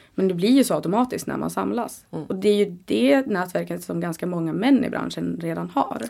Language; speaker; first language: Swedish; native; Swedish